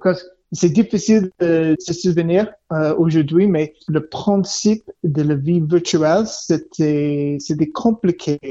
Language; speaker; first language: French; non-native, learner; English